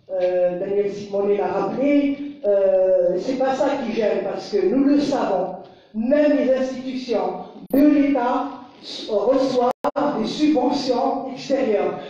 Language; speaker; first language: French; non-native, local second language; Kabyle